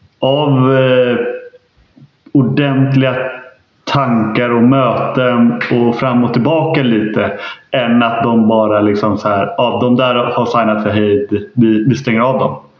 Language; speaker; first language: Swedish; native; Swedish